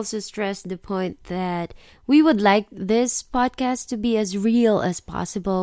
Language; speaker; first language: English; non-native, local second language; Filipino